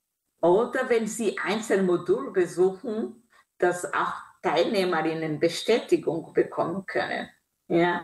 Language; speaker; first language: German; non-native, fluent; Kinyarwanda